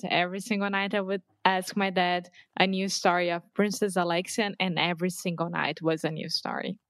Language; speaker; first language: English; non-native, fluent; Portuguese